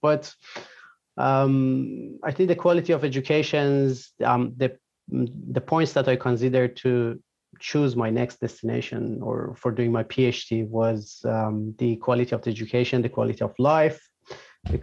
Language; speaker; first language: English; non-native, fluent; Persian